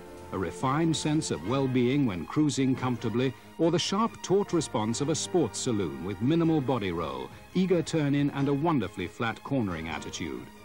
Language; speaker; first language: English; native; English